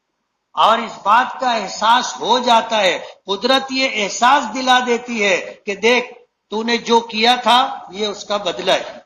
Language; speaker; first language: Urdu; native; Urdu